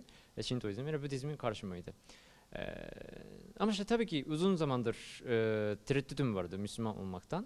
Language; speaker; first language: Turkish; non-native, fluent; Japanese